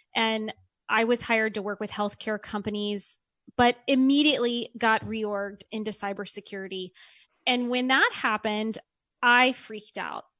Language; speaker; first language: English; native; English